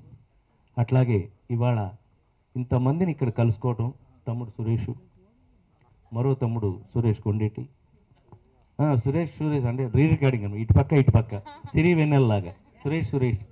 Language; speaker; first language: Telugu; native; Telugu